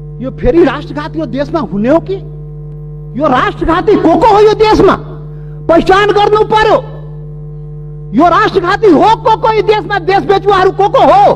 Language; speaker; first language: Nepali; non-native, local second language; Maithili